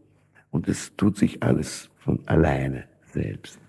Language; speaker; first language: German; non-native, fluent; Russian